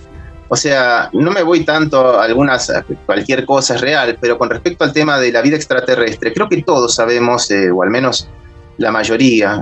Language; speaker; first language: Spanish; native; Spanish